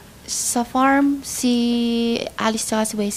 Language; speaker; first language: Filipino; non-native, learner; Chinese